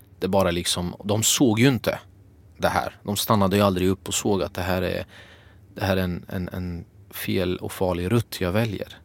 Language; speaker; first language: Swedish; early bilingual, other home language; Kurdish